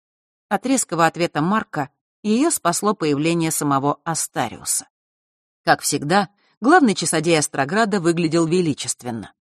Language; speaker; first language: Russian; native; Russian